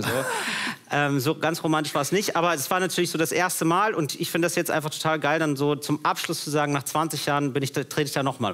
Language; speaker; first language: German; native; German